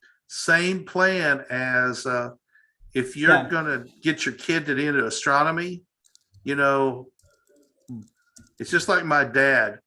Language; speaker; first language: English; native; English